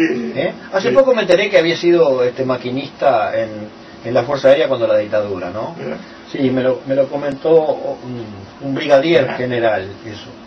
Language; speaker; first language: Spanish; native; Spanish